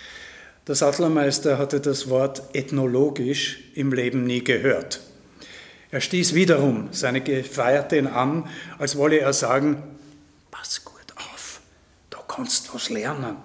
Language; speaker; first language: German; native; German